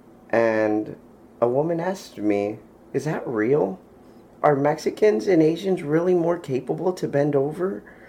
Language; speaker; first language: English; early bilingual, other home language; Spanish